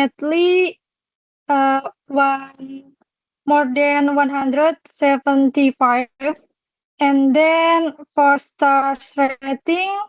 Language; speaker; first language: English; non-native, local second language; Indonesian